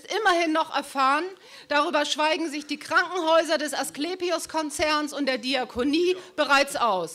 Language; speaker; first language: German; native; German